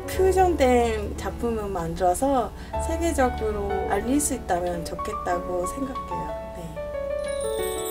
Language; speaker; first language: Korean; non-native, fluent; Japanese